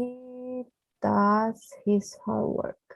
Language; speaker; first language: English; non-native, learner; Portuguese